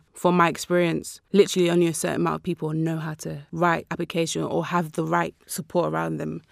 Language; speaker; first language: English; native; English